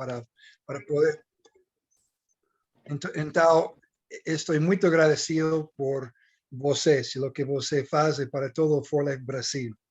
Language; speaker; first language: Portuguese; non-native, learner; English